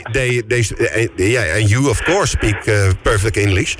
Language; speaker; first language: English; non-native, fluent; Dutch